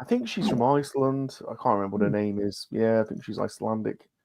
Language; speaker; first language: English; native; English